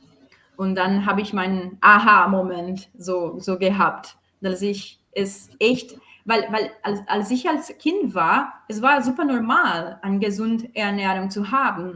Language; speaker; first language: German; non-native, fluent; Portuguese